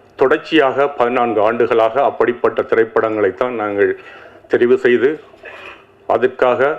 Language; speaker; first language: Tamil; native; Tamil